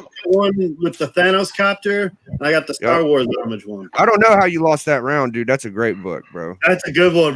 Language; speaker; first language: English; native; English